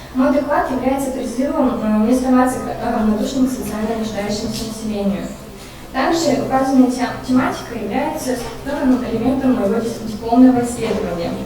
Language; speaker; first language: Russian; native; Russian